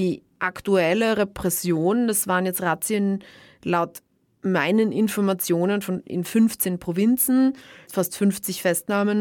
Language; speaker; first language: German; native; German